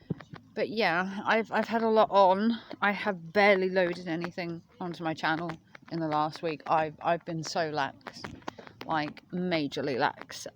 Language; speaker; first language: English; native; English